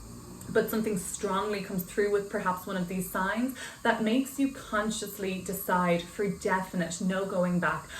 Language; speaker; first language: English; native; English